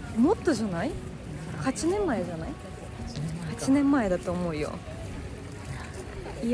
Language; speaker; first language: Japanese; non-native, fluent; Russian